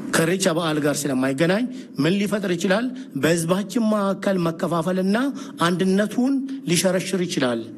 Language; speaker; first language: Amharic; non-native, local second language; Oromo